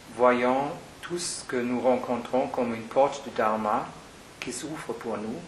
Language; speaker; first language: French; non-native, fluent; German